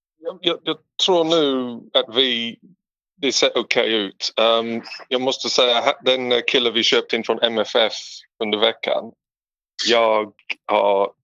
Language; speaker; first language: Swedish; non-native, learner; English